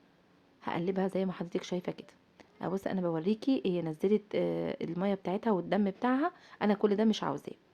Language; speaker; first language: Arabic; native; Arabic